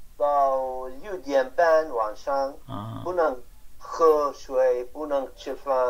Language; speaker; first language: Chinese; non-native, learner; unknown